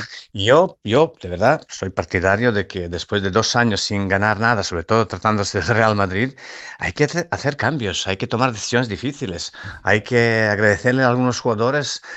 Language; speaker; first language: Spanish; non-native, fluent; Serbian